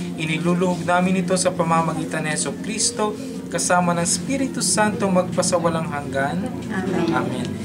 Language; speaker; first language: Filipino; non-native, local second language; Hiligaynon